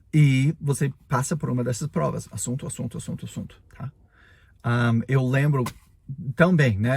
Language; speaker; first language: Portuguese; non-native, fluent; English